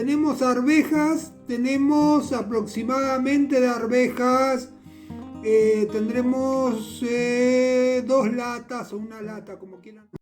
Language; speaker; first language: Spanish; native; Spanish